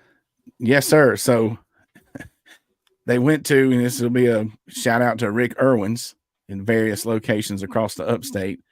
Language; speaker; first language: English; native; English